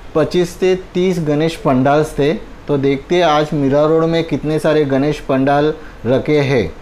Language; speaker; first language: Hindi; non-native, local second language; Marathi